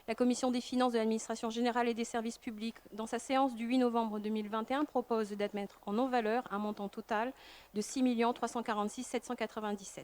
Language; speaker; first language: French; native; French